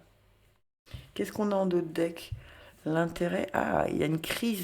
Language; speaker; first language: French; native; French